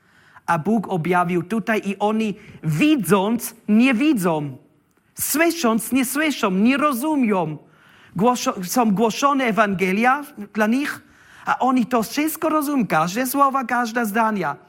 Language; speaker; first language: Polish; non-native, learner; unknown